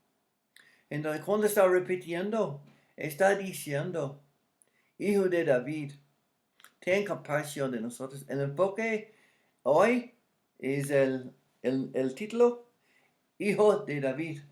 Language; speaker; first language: Spanish; non-native, fluent; English